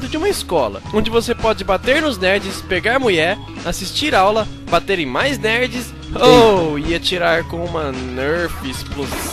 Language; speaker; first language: Portuguese; native; Portuguese